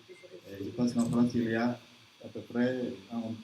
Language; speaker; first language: French; non-native, learner; Portuguese